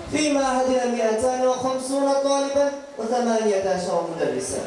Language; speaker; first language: Arabic; non-native, learner; Bangla